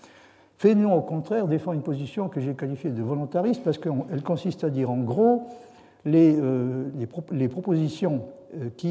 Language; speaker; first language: French; native; French